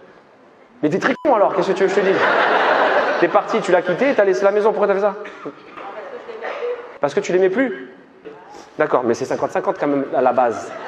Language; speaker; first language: French; native; French